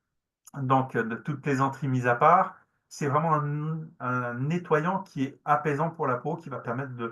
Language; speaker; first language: French; native; French